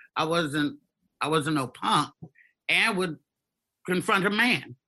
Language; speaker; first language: English; native; English